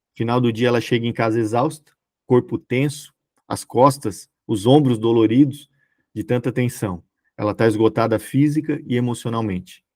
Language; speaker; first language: Portuguese; native; Portuguese